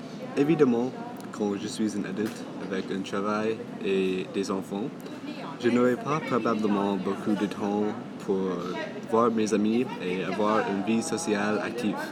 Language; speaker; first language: French; non-native, local second language; English